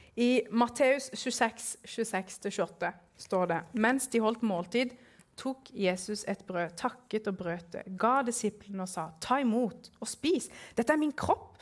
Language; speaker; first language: Norwegian; early bilingual, other home language; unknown